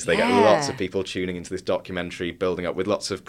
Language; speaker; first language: English; native; English